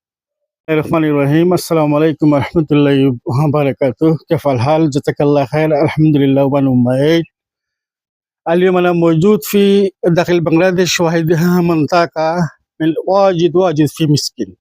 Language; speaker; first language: Arabic; non-native, learner; Bangla